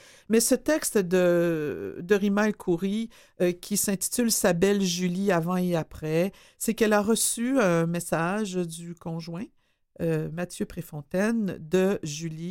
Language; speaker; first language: French; native; French